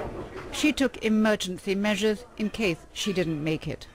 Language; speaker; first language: English; native; English